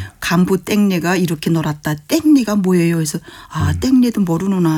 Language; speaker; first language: Korean; native; Korean